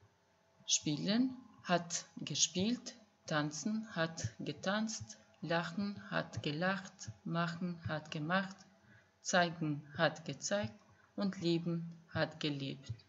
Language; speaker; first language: German; non-native, fluent; Albanian